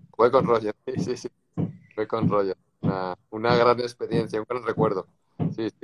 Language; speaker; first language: Spanish; native; Spanish